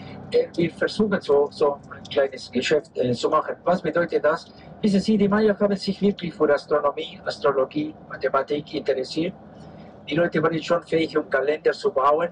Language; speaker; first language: German; non-native, fluent; Spanish